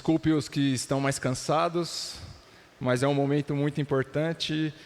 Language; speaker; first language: Portuguese; native; Portuguese